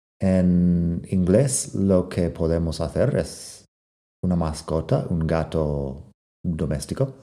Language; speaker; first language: Spanish; non-native, fluent; English